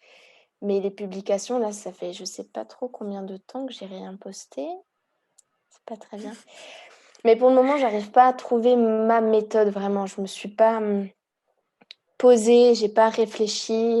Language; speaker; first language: French; early bilingual, heritage; Hungarian